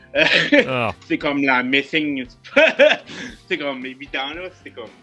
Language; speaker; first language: French; native; French